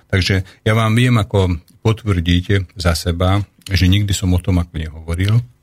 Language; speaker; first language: Slovak; non-native, local second language; Hungarian